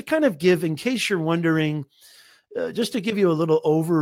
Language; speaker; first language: English; native; English